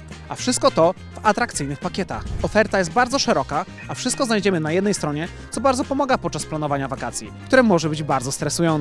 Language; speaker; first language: Polish; native; Polish